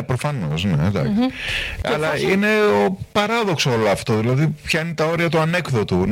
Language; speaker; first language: Greek; native; Greek